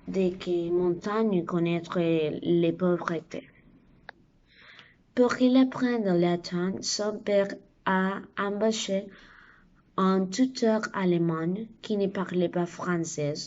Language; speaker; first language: French; non-native, learner; Spanish